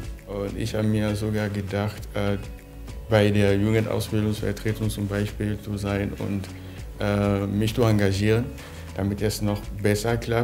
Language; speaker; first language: German; non-native, fluent; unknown